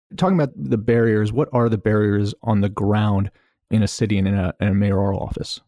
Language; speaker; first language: English; native; English